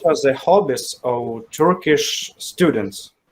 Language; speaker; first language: English; non-native, learner; Ukrainian